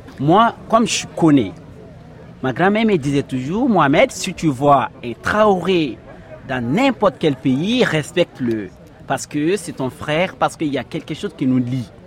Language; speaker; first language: French; non-native, local second language; Bambara